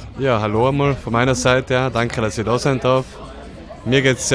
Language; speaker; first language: German; native; German